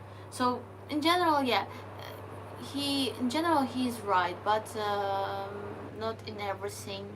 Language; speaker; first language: English; non-native, learner; Ukrainian